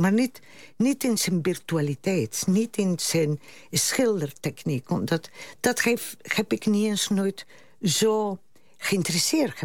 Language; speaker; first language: Dutch; non-native, fluent; Spanish